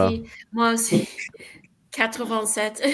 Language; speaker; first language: French; non-native, learner; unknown